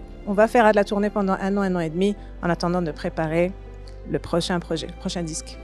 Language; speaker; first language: French; non-native, local second language; Arabic